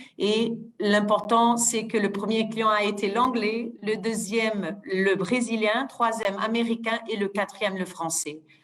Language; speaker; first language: French; non-native, fluent; Portuguese